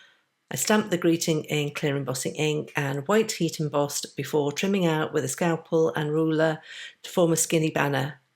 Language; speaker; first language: English; native; English